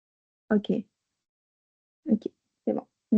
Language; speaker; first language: French; non-native, learner; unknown